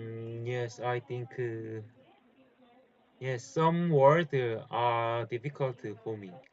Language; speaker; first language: English; non-native, learner; Korean